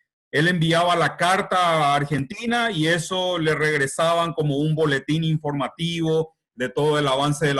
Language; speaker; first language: Spanish; native; Spanish